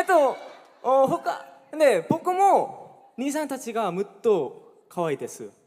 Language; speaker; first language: Japanese; non-native, learner; Korean